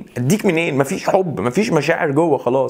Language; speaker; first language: Arabic; native; Arabic